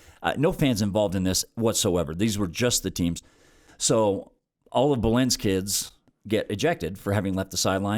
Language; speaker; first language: English; native; English